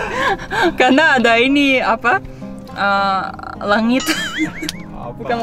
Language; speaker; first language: Indonesian; non-native, learner; Russian